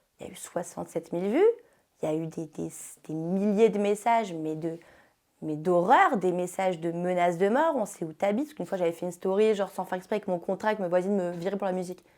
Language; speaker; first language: French; early bilingual, heritage; French